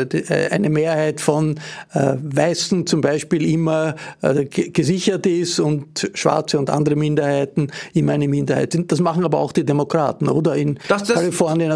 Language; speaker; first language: German; native; German